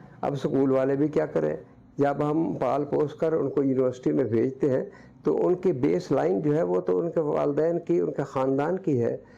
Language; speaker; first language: Urdu; non-native, local second language; Saraiki